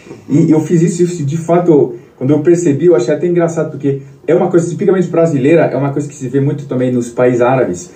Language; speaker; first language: Portuguese; non-native, fluent; French